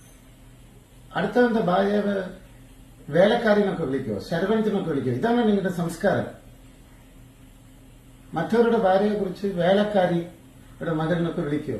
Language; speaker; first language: Malayalam; non-native, fluent; Tamil